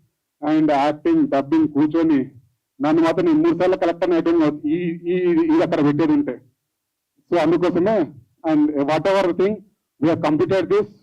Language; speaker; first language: Telugu; native; Telugu